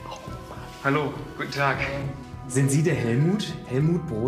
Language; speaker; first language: German; native; German